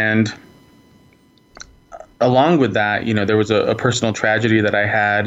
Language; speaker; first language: English; native; English